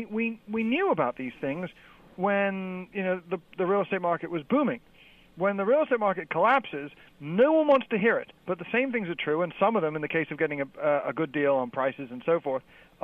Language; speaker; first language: English; native; English